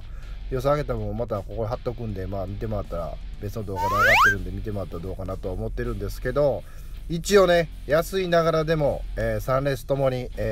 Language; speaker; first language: Japanese; native; Japanese